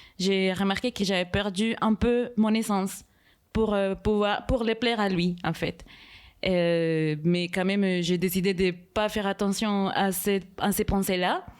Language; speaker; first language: French; non-native, fluent; Spanish